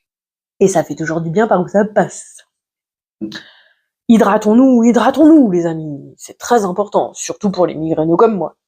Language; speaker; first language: French; native; French